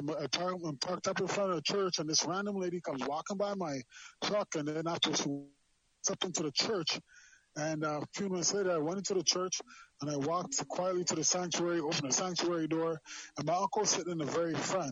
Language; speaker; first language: English; native; English